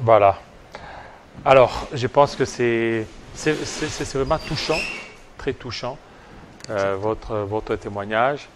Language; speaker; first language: French; non-native, local second language; Lingala